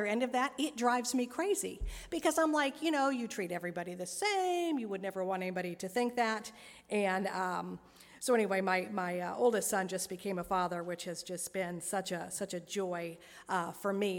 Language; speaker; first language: English; native; English